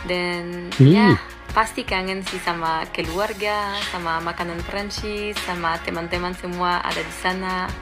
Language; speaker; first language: Indonesian; non-native, fluent; French